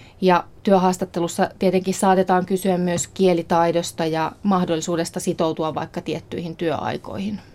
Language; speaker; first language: Finnish; native; Finnish